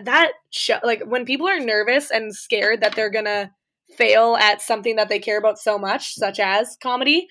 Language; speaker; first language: English; native; English